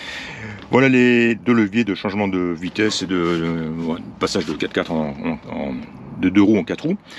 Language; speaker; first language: French; native; French